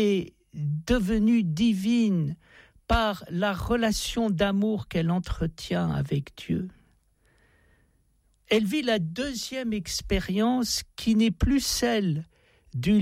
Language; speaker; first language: French; native; French